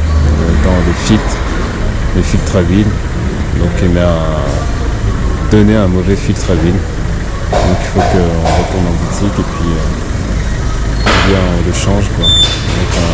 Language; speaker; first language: French; native; French